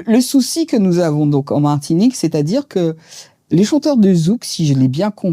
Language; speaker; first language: French; native; French